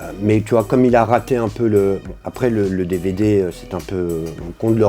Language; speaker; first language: French; native; French